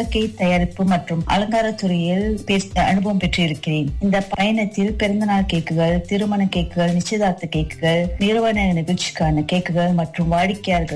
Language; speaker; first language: Tamil; early bilingual, heritage; Tamil